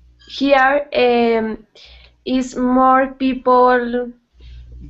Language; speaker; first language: English; non-native, learner; Spanish